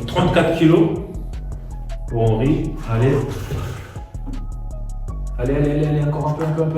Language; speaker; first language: French; native; French